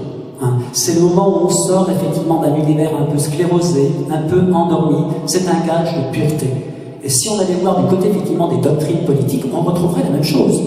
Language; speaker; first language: French; native; French